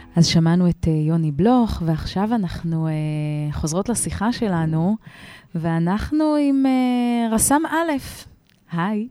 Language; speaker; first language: Hebrew; native; Hebrew